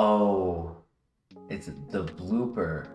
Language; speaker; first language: English; native; English